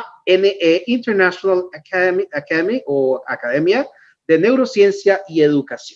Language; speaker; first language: Spanish; native; Spanish